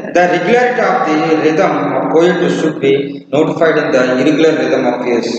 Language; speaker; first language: English; non-native, local second language; Telugu